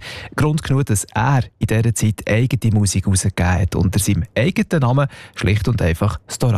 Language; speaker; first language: German; native; German